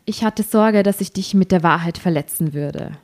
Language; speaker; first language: German; native; German